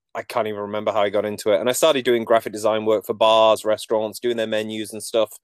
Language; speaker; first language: English; native; English